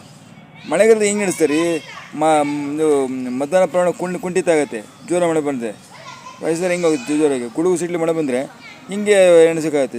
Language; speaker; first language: Kannada; native; Kannada